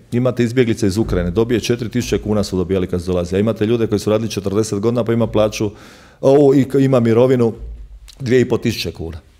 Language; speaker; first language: Croatian; native; Croatian